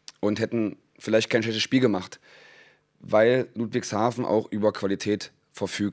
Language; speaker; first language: German; native; German